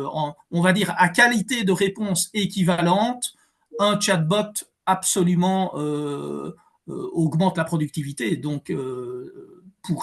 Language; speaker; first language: French; native; French